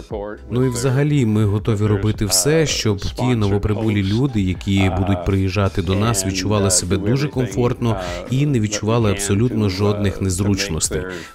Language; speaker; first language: Ukrainian; native; Ukrainian